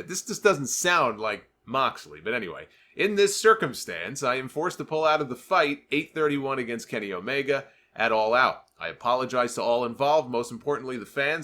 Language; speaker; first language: English; native; English